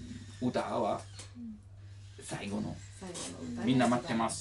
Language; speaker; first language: Japanese; non-native, learner; Italian